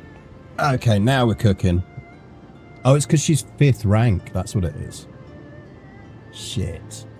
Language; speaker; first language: English; native; English